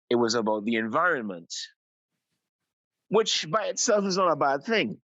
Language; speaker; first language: English; native; English